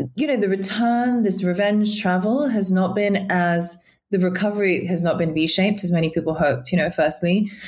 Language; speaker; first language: English; native; English